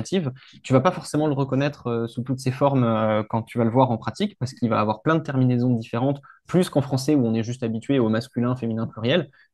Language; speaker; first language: French; native; French